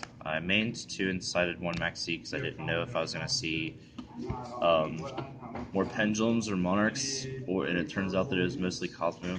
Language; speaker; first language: English; native; English